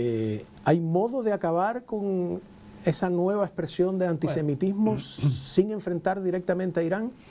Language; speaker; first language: Spanish; native; Spanish